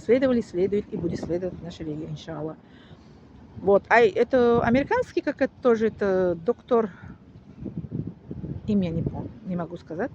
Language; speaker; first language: Russian; non-native, learner; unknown